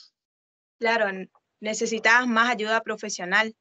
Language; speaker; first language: Spanish; native; Spanish